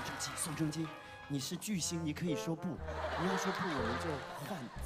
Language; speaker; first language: Chinese; native; Chinese